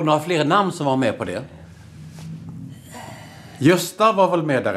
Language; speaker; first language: Swedish; native; Swedish